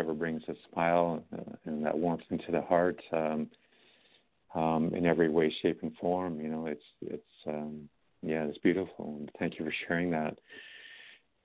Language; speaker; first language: English; native; English